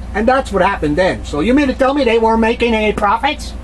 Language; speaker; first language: English; native; English